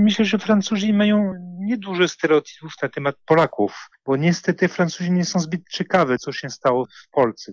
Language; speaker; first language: Polish; non-native, learner; French